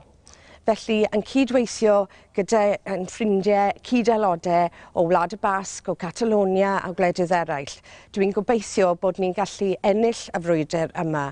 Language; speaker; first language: Welsh; non-native, local second language; English